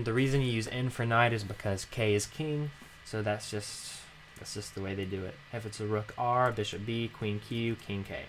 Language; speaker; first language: English; native; English